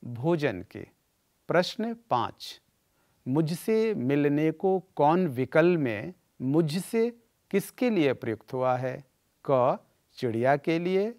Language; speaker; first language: Hindi; native; Hindi